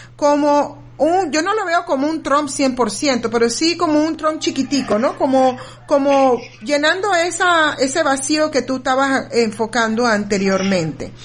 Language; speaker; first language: Spanish; native; Spanish